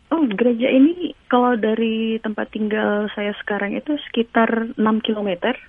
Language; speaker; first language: Indonesian; native; Indonesian